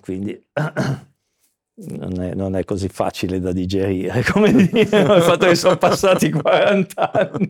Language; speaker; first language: Italian; native; Italian